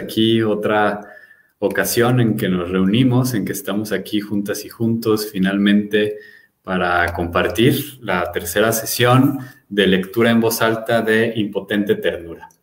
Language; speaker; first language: Spanish; native; Spanish